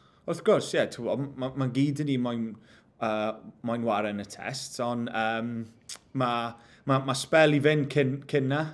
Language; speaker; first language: Welsh; non-native, local second language; English